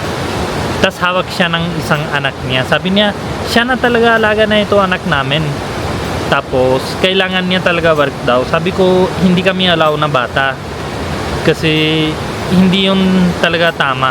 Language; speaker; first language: Filipino; non-native, learner; Punjabi